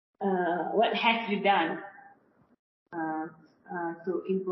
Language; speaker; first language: English; non-native, learner; Indonesian